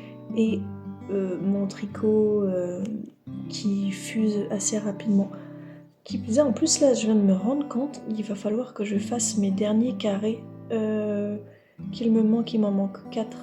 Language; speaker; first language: French; native; French